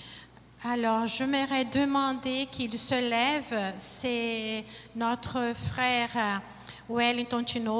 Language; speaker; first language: French; non-native, fluent; Portuguese